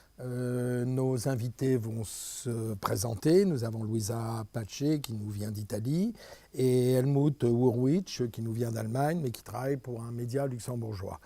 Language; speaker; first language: French; native; French